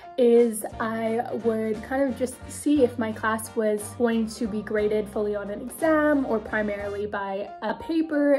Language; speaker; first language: English; native; English